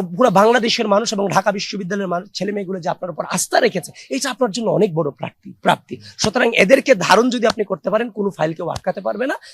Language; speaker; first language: Bangla; native; Bangla